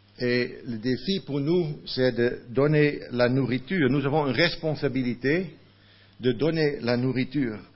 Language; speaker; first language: French; non-native, fluent; Dutch